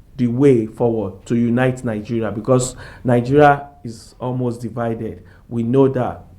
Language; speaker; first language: English; non-native, local second language; Yoruba